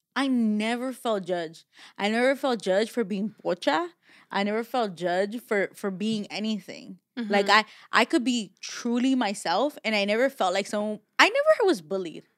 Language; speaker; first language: English; early bilingual, other home language; Spanish